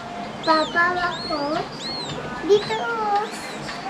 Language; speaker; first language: Filipino; non-native, local second language; Iloko